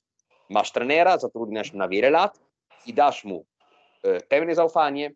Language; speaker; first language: Polish; non-native, fluent; Italian